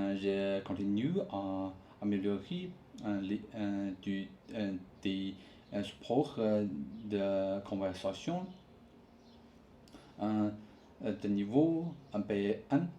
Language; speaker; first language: French; non-native, learner; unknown